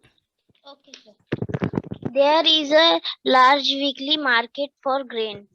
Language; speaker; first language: English; non-native, learner; Hindi